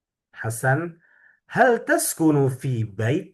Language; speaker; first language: Arabic; non-native, fluent; Indonesian